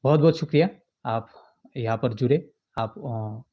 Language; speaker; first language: Hindi; non-native, local second language; Bangla